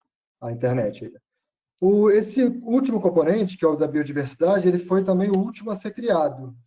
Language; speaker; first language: Portuguese; native; Portuguese